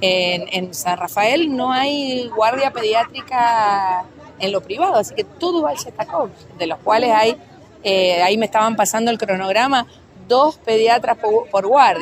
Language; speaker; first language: Spanish; native; Spanish